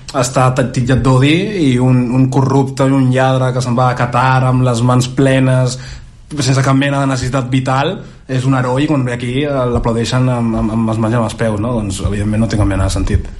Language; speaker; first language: Catalan; early bilingual, other home language; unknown